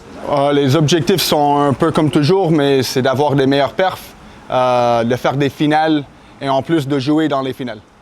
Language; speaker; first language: French; non-native, fluent; English